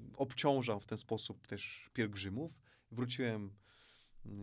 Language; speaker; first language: Polish; native; Polish